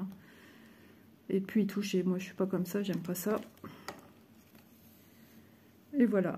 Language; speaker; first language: French; native; French